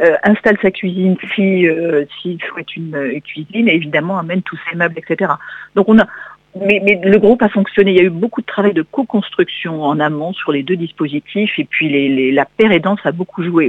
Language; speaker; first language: French; native; French